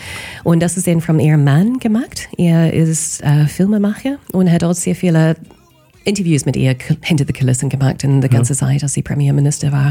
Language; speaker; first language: German; non-native, fluent; English